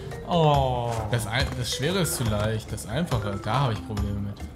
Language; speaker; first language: German; native; German